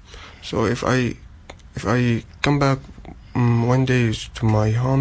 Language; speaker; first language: English; non-native, learner; Arabic